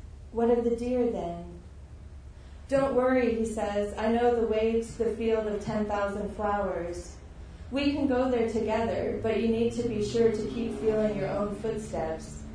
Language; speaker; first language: English; native; English